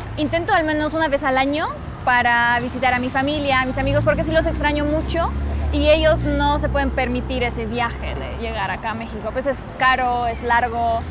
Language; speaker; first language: Spanish; non-native, fluent; Polish